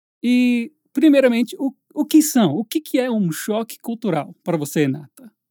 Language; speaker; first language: Portuguese; non-native, fluent; English